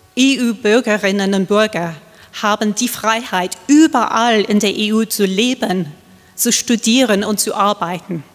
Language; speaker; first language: German; non-native, fluent; English